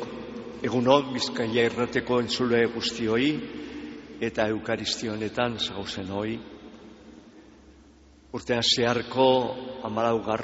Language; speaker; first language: Basque; native; Basque